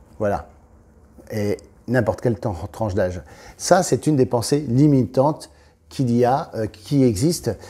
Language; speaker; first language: French; native; French